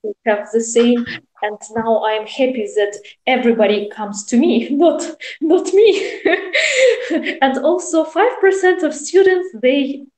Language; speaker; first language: English; non-native, learner; Russian